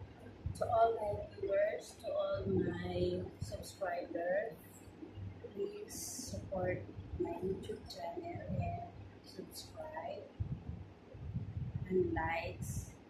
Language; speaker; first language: English; non-native, learner; Filipino